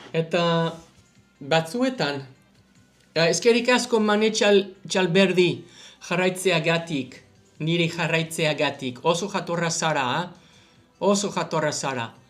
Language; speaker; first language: Basque; non-native, learner; English